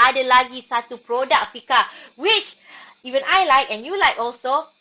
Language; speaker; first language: English; non-native, local second language; Malay